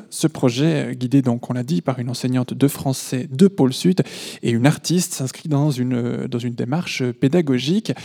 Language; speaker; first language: French; native; French